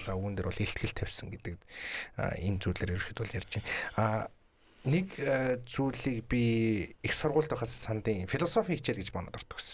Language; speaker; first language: Mongolian; native; Mongolian